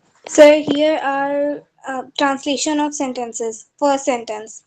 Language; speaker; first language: English; non-native, learner; Hindi